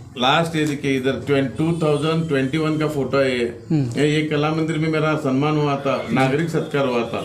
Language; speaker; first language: Hindi; non-native, local second language; Marathi